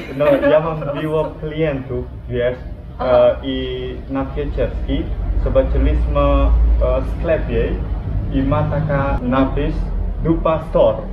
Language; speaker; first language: Polish; non-native, learner; Balinese